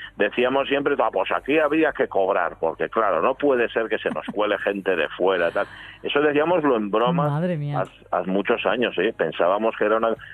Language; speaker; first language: Spanish; native; Spanish